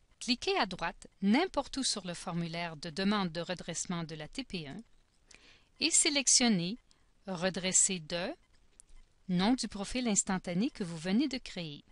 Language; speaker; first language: French; native; French